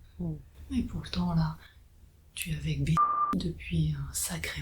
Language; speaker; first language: French; native; French